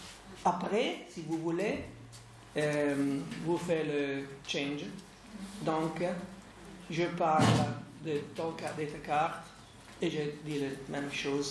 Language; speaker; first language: French; non-native, fluent; Italian